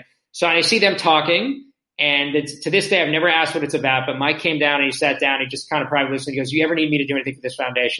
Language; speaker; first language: English; native; English